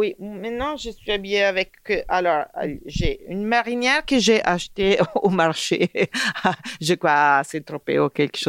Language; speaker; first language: French; non-native, fluent; Italian